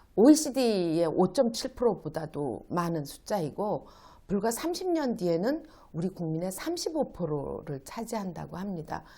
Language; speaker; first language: Korean; native; Korean